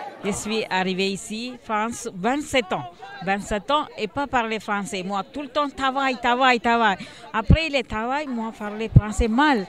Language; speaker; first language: French; non-native, learner; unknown